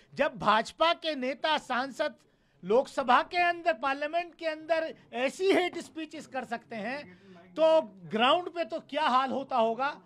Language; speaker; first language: Hindi; native; Hindi